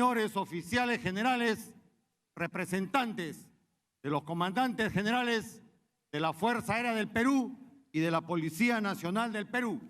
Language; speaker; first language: Spanish; native; Spanish